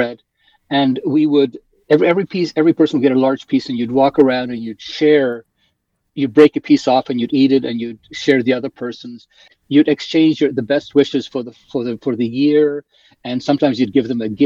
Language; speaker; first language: English; early bilingual, other home language; Polish